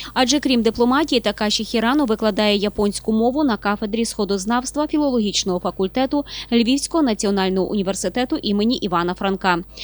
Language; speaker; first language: Ukrainian; native; Ukrainian